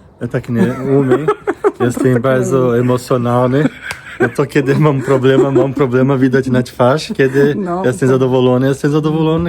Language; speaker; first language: Polish; non-native, learner; Portuguese